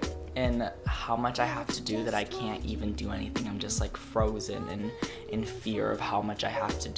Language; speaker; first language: English; native; English